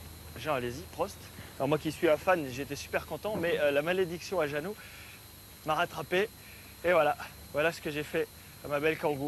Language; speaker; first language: French; native; French